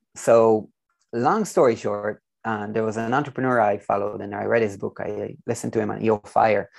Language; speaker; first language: English; non-native, fluent; Hebrew